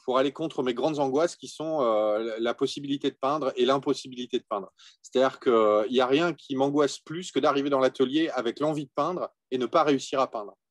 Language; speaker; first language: French; native; French